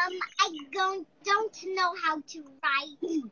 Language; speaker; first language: English; non-native, learner; Chinese